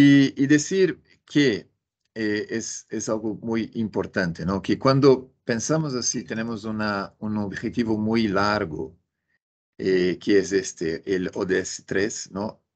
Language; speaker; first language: Spanish; non-native, fluent; Portuguese